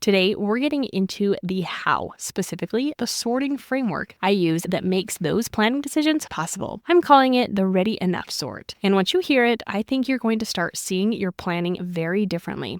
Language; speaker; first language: English; native; English